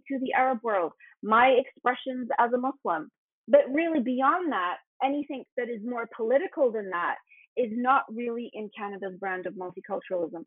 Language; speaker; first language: English; native; English